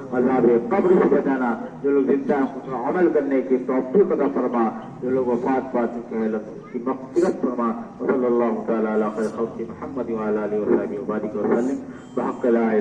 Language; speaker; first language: Urdu; native; Urdu